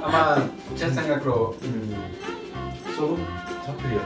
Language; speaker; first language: Korean; non-native, learner; Hindi